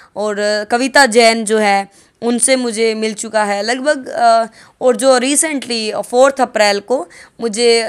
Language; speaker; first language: Hindi; native; Hindi